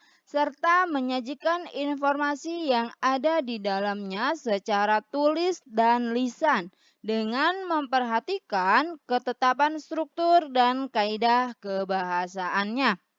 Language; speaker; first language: Indonesian; native; Indonesian